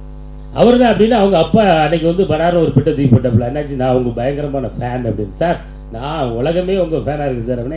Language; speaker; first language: Tamil; native; Tamil